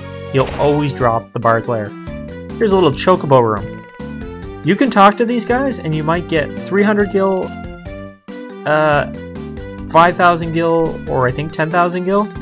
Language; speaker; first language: English; native; English